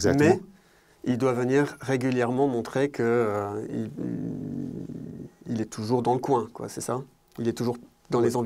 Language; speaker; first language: French; native; French